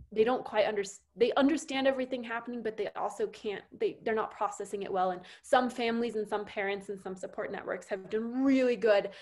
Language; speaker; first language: English; native; English